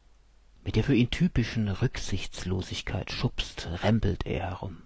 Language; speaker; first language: German; native; German